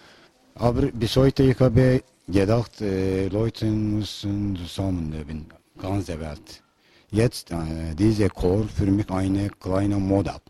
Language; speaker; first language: German; non-native, learner; Albanian